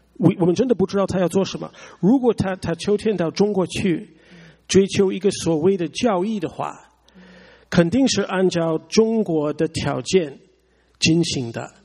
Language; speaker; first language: Chinese; non-native, fluent; English